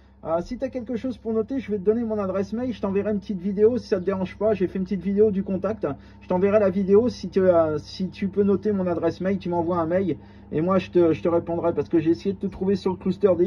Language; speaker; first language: French; native; French